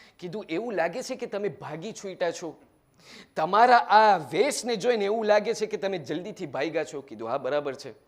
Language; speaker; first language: Gujarati; early bilingual, heritage; Gujarati